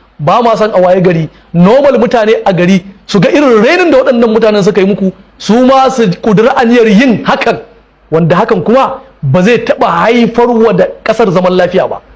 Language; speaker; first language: Hausa; native; Hausa